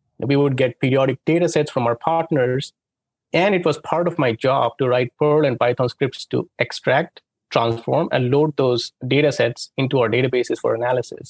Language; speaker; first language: English; non-native, local second language; Hindi